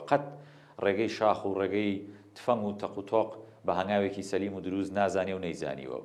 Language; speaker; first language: Central Kurdish; native; Central Kurdish